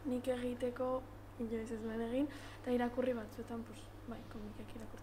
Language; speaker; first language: Basque; non-native, local second language; Spanish